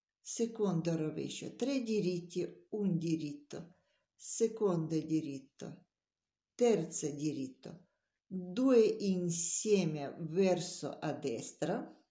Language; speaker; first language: Italian; non-native, learner; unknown